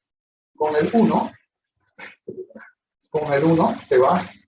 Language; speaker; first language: Spanish; native; Spanish